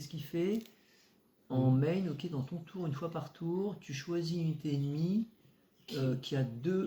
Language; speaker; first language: French; native; French